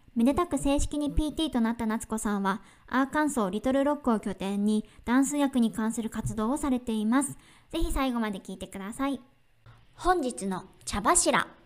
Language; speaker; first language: Japanese; native; Japanese